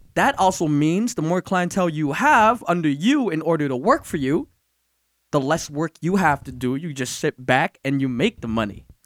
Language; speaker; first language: English; native; English